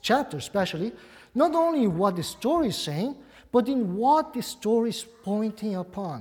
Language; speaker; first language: English; non-native, fluent; Portuguese